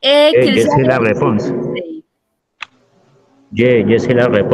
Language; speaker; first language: French; non-native, learner; Spanish